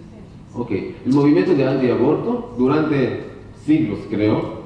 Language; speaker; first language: Spanish; non-native, learner; Hebrew